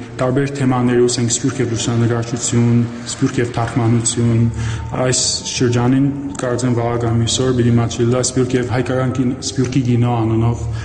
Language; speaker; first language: Armenian; early bilingual, heritage; Armenian